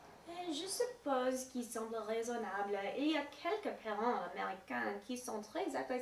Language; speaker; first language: French; non-native, learner; English